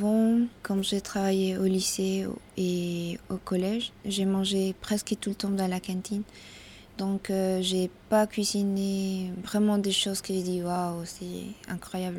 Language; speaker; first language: French; non-native, fluent; Spanish